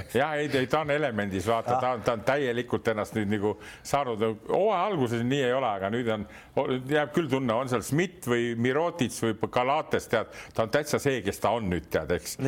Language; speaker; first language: Estonian; native; Estonian